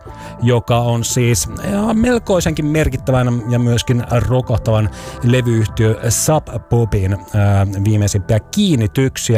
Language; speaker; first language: Finnish; native; Finnish